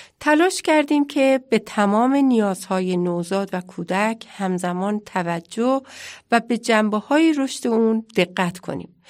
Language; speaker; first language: Persian; native; Persian